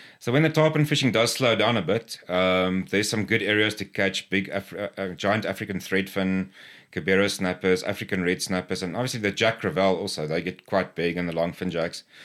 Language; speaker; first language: English; non-native, local second language; Afrikaans